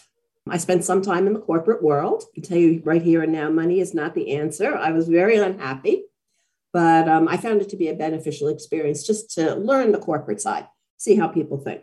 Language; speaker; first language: English; native; English